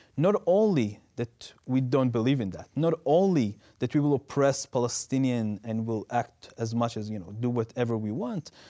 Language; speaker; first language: English; non-native, fluent; Hebrew